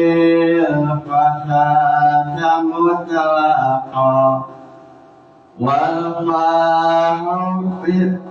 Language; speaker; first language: Arabic; non-native, fluent; Indonesian